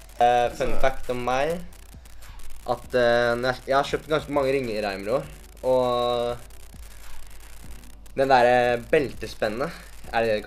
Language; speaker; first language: Norwegian; native; Norwegian